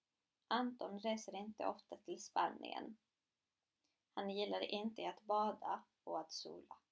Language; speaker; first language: Swedish; non-native, fluent; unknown